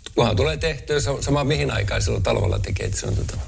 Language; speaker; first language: Finnish; non-native, local second language; Northern Sami